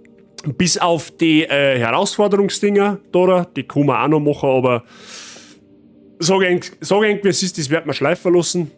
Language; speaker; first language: German; native; German